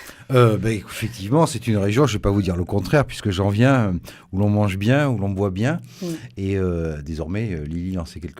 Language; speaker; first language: French; native; French